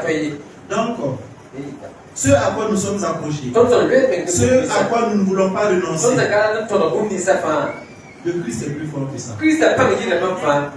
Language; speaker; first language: French; non-native, local second language; Mossi